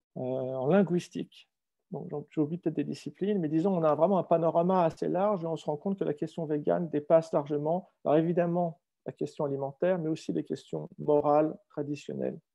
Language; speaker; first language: French; native; French